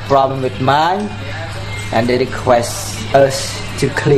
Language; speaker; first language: English; non-native, learner; Khmer